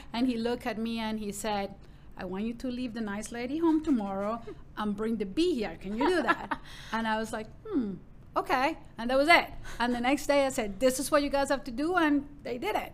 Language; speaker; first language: English; non-native, fluent; Spanish